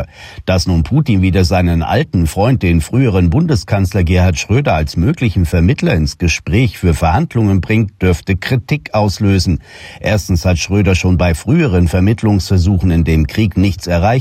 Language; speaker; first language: German; native; German